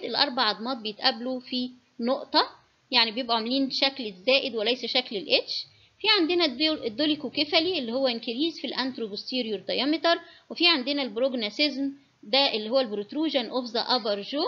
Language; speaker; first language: Arabic; native; Arabic